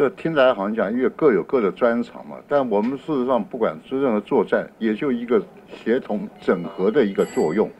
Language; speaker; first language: Chinese; native; Chinese